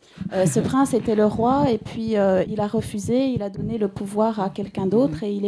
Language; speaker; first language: French; native; French